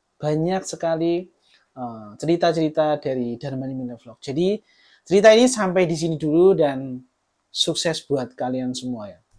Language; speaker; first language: Indonesian; non-native, local second language; Javanese